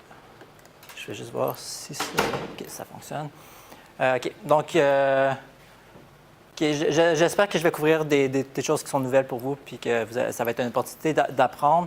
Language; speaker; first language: French; native; French